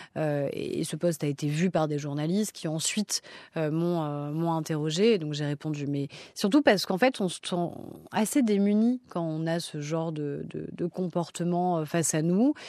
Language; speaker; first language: French; native; French